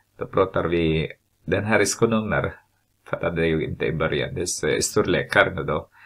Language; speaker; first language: Swedish; non-native, fluent; Filipino